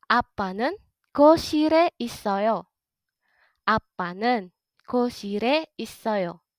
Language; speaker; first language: Korean; non-native, fluent; Indonesian